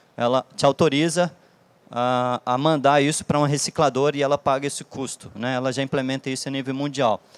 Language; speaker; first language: Portuguese; native; Portuguese